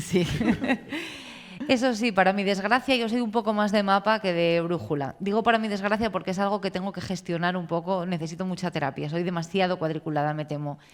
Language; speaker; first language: Spanish; native; Spanish